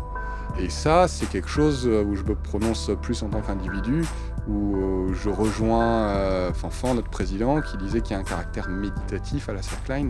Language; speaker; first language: French; native; French